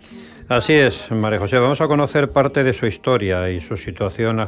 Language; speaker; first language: Spanish; native; Spanish